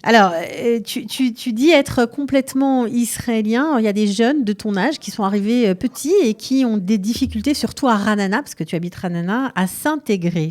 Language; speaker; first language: French; native; French